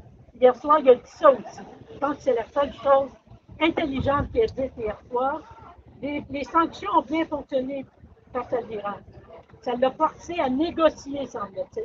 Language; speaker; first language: French; native; French